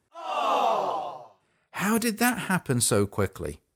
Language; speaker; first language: English; native; English